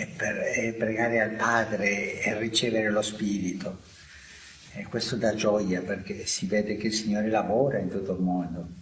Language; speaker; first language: Italian; early bilingual, heritage; Italian